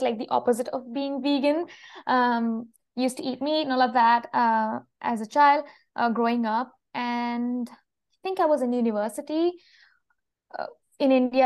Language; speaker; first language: English; non-native, local second language; Malayalam